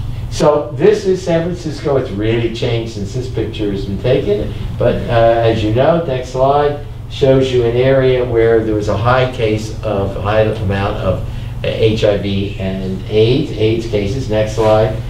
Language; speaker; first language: English; native; English